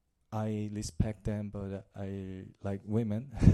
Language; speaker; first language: English; non-native, learner; Korean